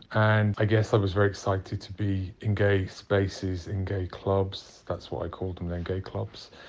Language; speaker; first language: English; native; English